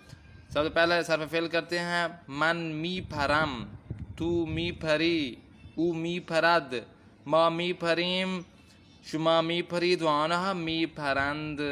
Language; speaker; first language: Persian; non-native, fluent; Urdu